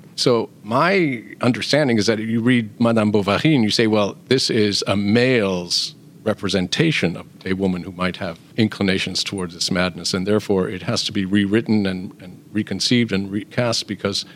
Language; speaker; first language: English; native; English